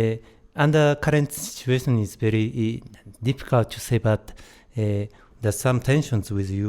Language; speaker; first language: English; non-native, learner; Japanese